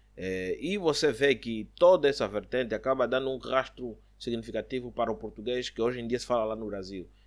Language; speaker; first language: Portuguese; native; Portuguese